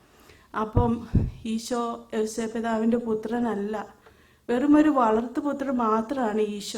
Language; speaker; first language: Malayalam; native; Malayalam